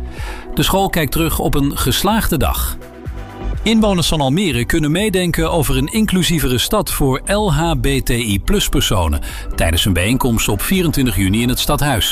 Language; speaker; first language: Dutch; native; Dutch